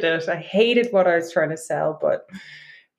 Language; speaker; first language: English; native; English